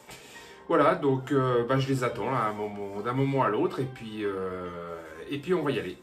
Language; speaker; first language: French; native; French